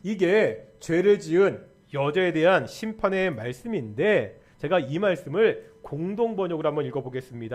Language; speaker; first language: Korean; native; Korean